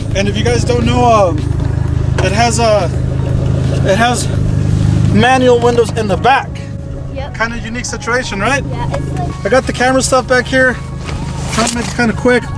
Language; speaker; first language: English; native; English